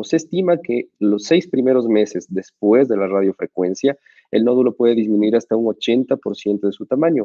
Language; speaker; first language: Spanish; native; Spanish